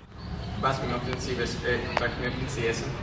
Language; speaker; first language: German; non-native, learner; Spanish